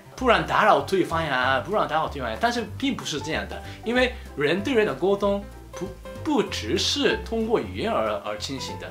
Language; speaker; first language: Chinese; non-native, fluent; Japanese